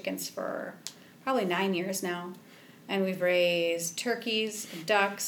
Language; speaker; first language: English; native; English